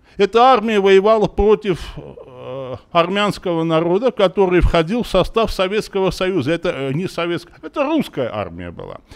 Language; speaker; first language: Russian; non-native, local second language; Armenian